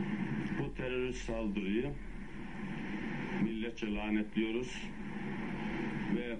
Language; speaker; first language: Turkish; native; Turkish